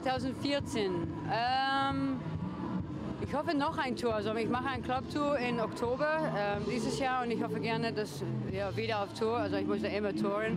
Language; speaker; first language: German; non-native, learner; English